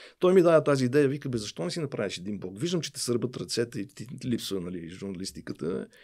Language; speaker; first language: Bulgarian; native; Bulgarian